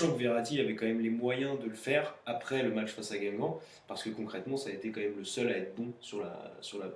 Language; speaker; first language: French; native; French